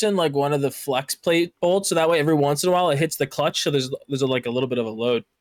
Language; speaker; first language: English; native; English